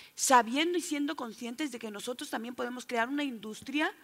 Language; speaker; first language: Spanish; native; Spanish